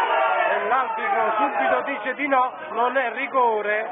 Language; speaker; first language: Italian; native; Italian